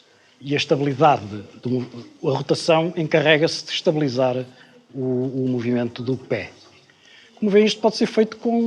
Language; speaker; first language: Portuguese; native; Portuguese